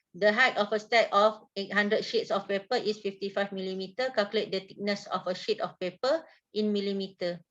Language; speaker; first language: English; non-native, local second language; Malay